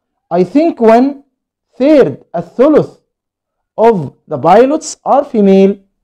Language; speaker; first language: English; non-native, fluent; Arabic